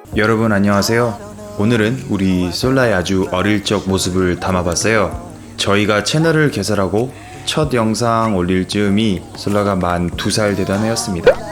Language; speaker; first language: Korean; native; Korean